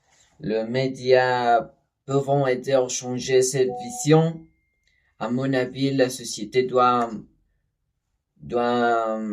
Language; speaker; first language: French; non-native, learner; Spanish